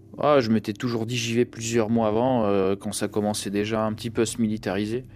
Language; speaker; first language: French; early bilingual, other home language; Russian